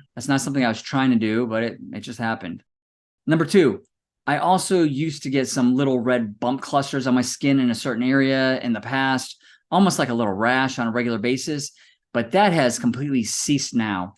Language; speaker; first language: English; native; English